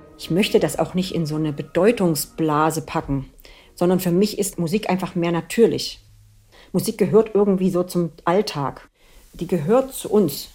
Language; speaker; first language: German; native; German